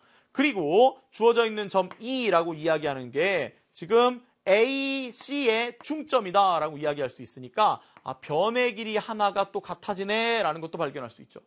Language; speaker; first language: Korean; native; Korean